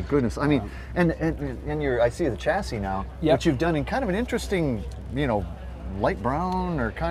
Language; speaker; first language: English; native; English